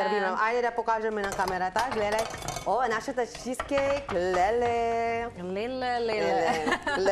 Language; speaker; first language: Macedonian; non-native, learner; Filipino